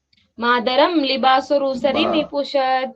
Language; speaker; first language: Persian; non-native, learner; Urdu